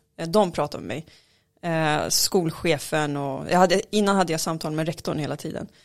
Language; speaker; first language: Swedish; early bilingual, other home language; Arabic